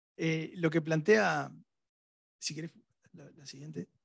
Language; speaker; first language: Spanish; native; Spanish